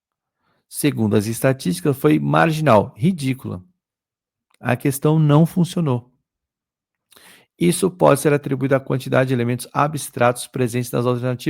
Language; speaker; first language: Portuguese; native; Portuguese